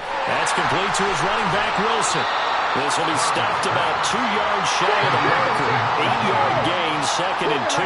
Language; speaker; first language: English; native; English